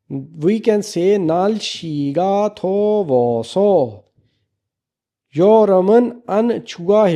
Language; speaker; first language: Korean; non-native, learner; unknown